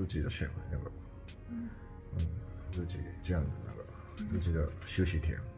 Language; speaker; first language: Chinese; non-native, fluent; Japanese